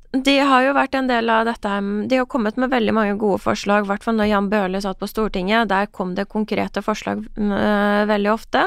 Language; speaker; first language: Norwegian; early bilingual, other home language; Persian